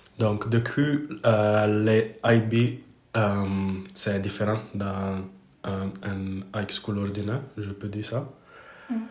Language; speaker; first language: French; non-native, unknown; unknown